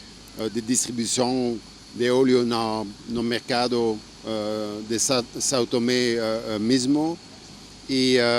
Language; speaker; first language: Portuguese; non-native, fluent; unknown